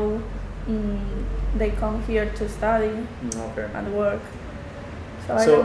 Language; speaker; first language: English; non-native, learner; Spanish